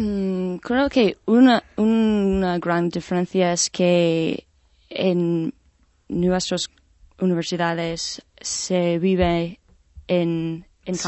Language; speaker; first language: Spanish; non-native, fluent; English